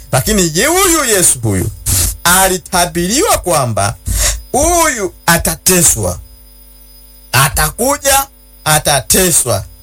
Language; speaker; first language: Swahili; native; Swahili